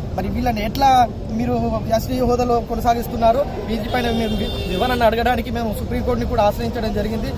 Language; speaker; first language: Telugu; non-native, local second language; Gondi